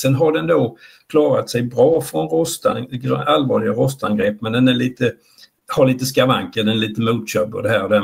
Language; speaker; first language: Swedish; native; Swedish